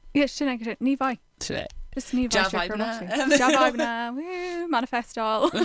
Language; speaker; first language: Irish; non-native, local second language; English